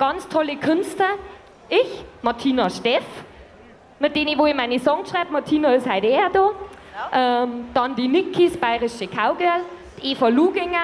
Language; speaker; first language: German; native; German